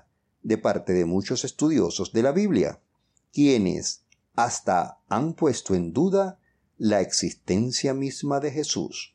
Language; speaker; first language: Spanish; native; Spanish